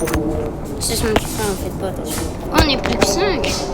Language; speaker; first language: French; native; French